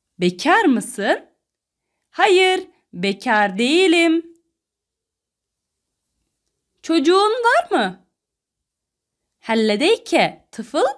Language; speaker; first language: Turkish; non-native, fluent; Arabic